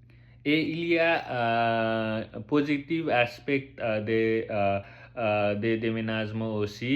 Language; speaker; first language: French; non-native, learner; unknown